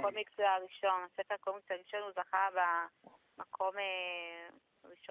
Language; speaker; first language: Hebrew; early bilingual, other home language; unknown